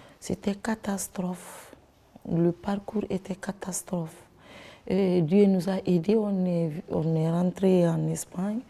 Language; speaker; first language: French; non-native, local second language; Fula